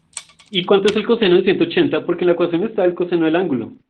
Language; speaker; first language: Spanish; native; Spanish